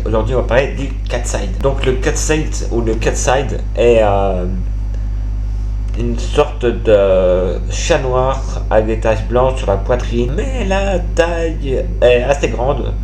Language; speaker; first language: French; native; French